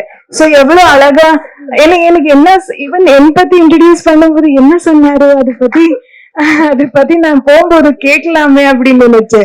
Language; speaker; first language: Tamil; non-native, learner; Kannada